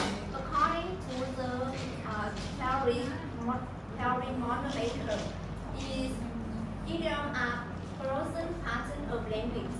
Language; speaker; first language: English; non-native, learner; Vietnamese